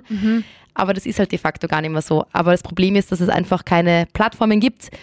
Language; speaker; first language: German; native; German